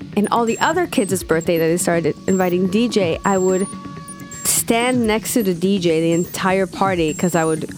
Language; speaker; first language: English; non-native, fluent; Hebrew